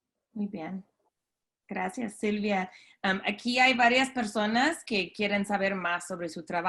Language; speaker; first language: Spanish; non-native, fluent; English